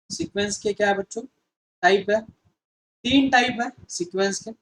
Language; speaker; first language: Hindi; non-native, local second language; Marathi